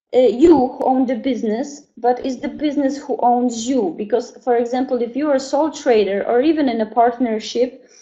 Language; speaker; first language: English; non-native, fluent; Polish